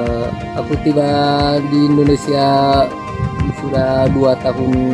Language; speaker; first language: Indonesian; non-native, learner; Vietnamese